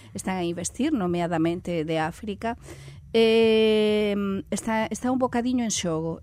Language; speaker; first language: Portuguese; non-native, fluent; Spanish